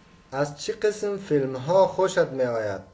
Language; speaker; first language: Persian; native; Persian